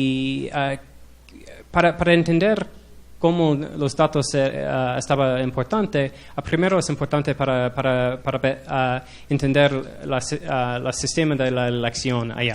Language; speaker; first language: Spanish; non-native, learner; English